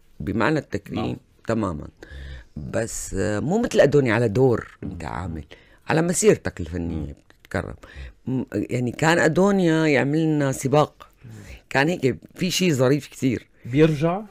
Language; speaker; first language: Arabic; native; Arabic